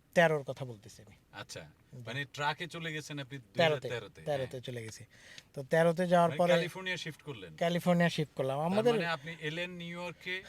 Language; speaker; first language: Bangla; native; Bangla